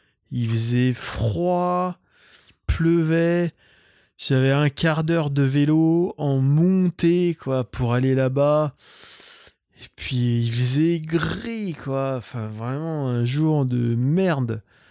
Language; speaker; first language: French; native; French